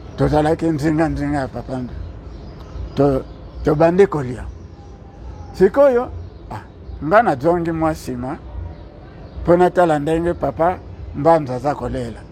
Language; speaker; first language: Lingala; non-native, local second language; Kongo